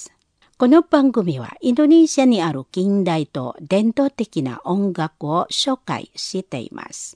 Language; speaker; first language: Japanese; non-native, fluent; Indonesian